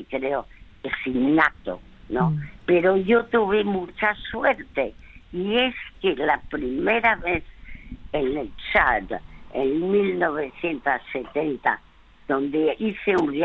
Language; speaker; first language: Spanish; early bilingual, other home language; French